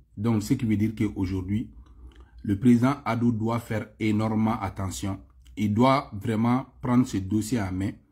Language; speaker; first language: French; non-native, local second language; Bambara